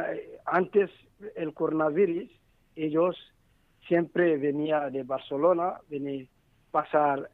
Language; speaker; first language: Spanish; non-native, learner; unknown